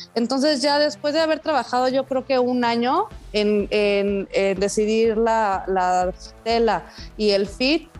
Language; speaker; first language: Spanish; native; Spanish